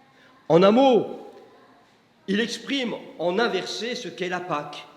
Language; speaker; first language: French; native; French